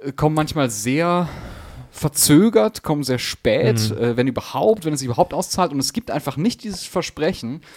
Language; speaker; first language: German; native; German